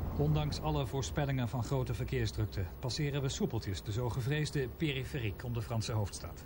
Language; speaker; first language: Dutch; native; Dutch